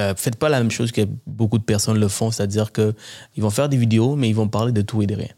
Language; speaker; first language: French; early bilingual, other home language; Tamil